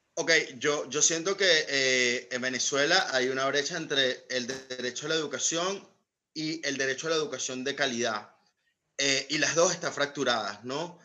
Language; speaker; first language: Spanish; native; Spanish